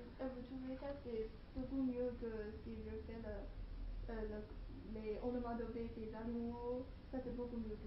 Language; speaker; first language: French; non-native, learner; Chinese